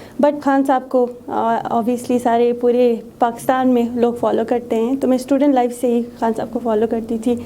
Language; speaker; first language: Urdu; non-native, local second language; Shina